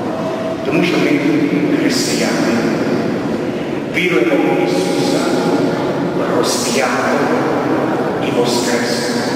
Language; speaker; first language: Ukrainian; non-native, local second language; Rusyn